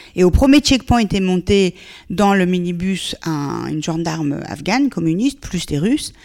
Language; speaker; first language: French; early bilingual, other home language; Persian